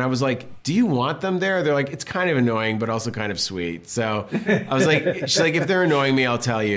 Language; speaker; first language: English; native; English